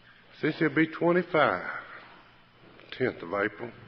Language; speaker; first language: English; native; English